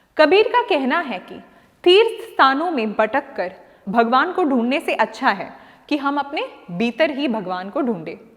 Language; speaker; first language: Hindi; non-native, local second language; Malayalam